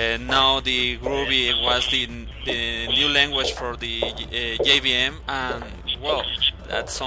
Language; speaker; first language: English; non-native, learner; Spanish